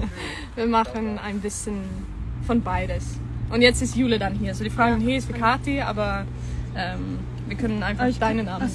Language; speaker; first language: German; non-native, fluent; Swedish